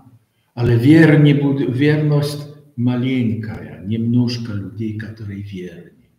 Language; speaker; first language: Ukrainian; non-native, learner; Polish